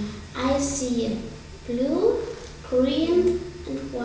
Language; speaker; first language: English; non-native, learner; German